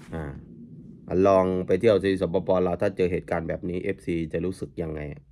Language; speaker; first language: Thai; native; Thai